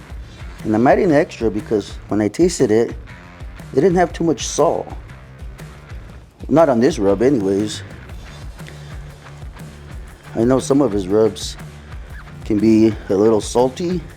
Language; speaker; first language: English; native; English